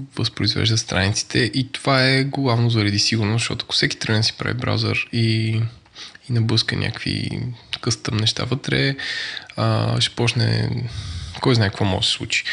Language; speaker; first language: Bulgarian; native; Bulgarian